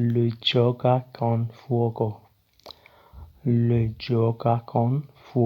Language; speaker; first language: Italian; non-native, learner; Urdu